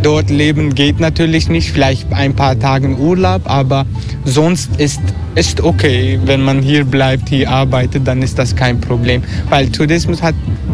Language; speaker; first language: German; non-native, learner; Dutch